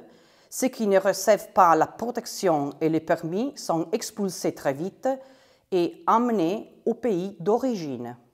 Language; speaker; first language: French; non-native, fluent; Italian